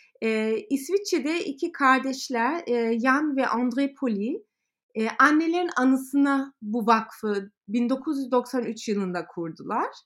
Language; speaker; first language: Turkish; early bilingual, heritage; Turkish